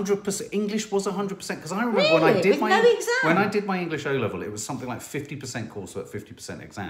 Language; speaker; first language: English; native; English